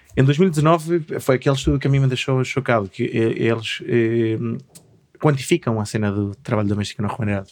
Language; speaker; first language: Portuguese; non-native, fluent; Spanish